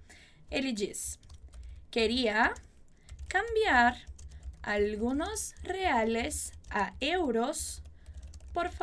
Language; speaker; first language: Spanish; non-native, fluent; Portuguese